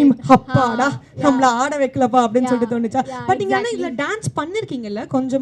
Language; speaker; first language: Tamil; native; Tamil